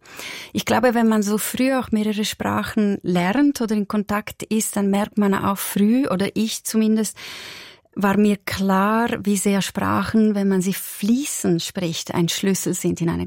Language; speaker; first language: German; non-native, local second language; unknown